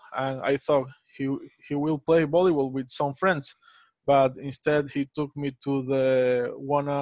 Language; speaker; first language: English; non-native, fluent; Spanish